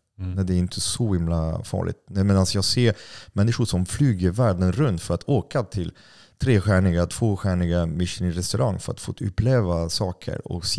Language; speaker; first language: Swedish; non-native, fluent; French